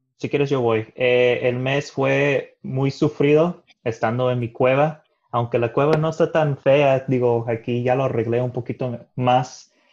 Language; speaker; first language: Spanish; early bilingual, heritage; Spanish